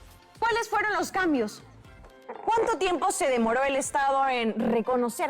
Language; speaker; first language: Spanish; native; Spanish